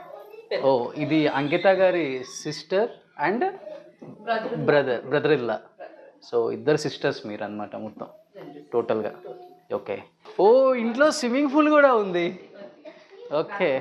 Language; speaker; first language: Telugu; native; Telugu